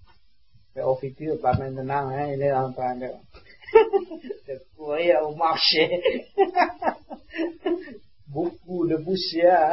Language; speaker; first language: French; non-native, learner; Vietnamese